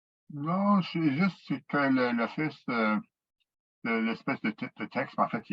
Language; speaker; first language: French; native; French